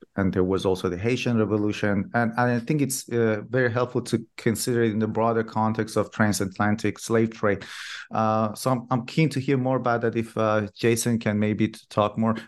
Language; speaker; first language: English; non-native, fluent; Persian